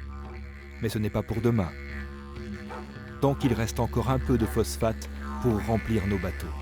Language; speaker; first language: French; native; French